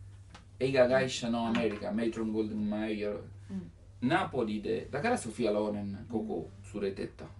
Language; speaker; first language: Japanese; non-native, learner; Italian